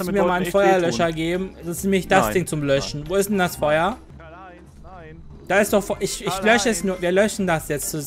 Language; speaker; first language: German; native; German